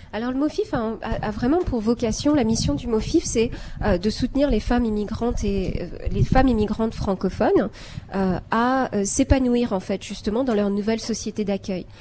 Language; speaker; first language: French; non-native, local second language; Arabic